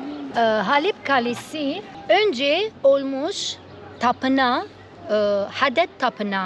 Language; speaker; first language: Turkish; non-native, fluent; Arabic